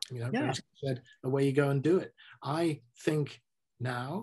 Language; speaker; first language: English; native; English